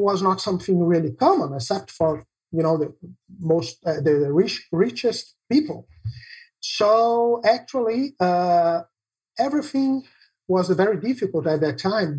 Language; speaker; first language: English; non-native, fluent; Portuguese